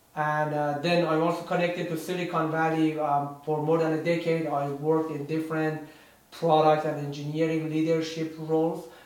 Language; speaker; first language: English; non-native, fluent; Persian